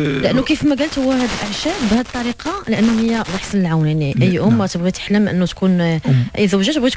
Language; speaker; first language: Arabic; native; Arabic